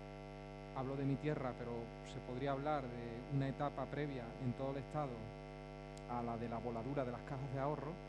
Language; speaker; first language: Spanish; native; Spanish